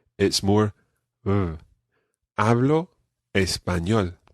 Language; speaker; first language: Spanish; non-native, fluent; English